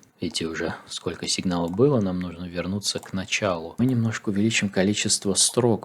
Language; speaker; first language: Russian; native; Russian